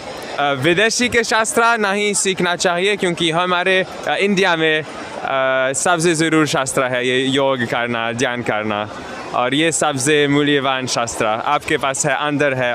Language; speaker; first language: Hindi; non-native, learner; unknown